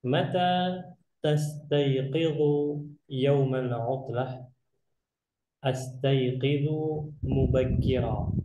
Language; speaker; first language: Arabic; non-native, fluent; Indonesian